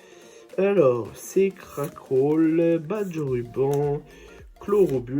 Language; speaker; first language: French; native; French